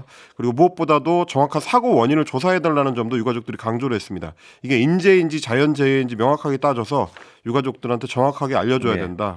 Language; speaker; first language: Korean; native; Korean